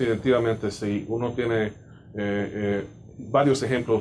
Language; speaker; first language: Spanish; native; Spanish